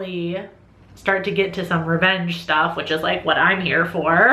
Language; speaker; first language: English; native; English